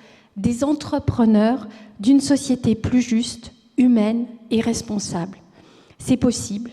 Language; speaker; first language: French; native; French